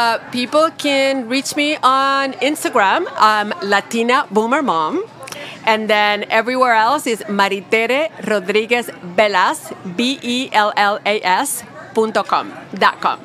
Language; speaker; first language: English; non-native, local second language; Spanish